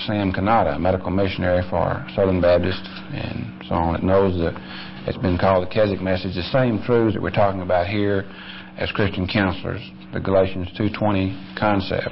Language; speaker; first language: English; native; English